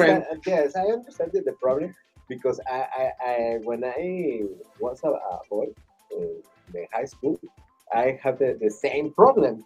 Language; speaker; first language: English; non-native, learner; Spanish